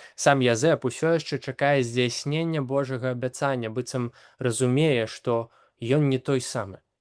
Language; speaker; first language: Belarusian; native; Belarusian